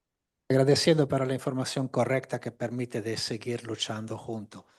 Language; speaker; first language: Spanish; non-native, fluent; Italian